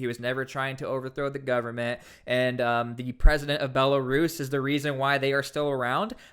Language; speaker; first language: English; native; English